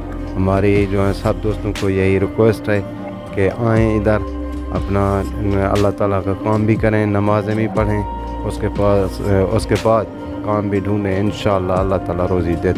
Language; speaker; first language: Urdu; non-native, local second language; Punjabi